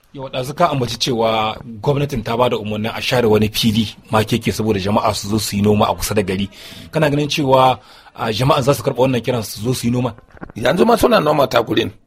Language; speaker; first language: Hausa; non-native, local second language; Kanuri